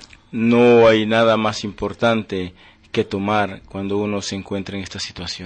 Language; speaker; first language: Spanish; native; Spanish